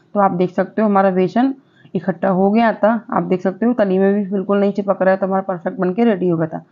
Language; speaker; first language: Hindi; non-native, local second language; Gujarati